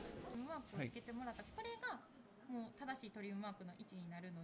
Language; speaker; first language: Japanese; native; Japanese